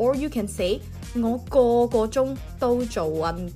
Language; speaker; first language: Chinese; early bilingual, heritage; Cantonese